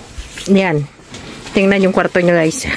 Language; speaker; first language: Filipino; native; Filipino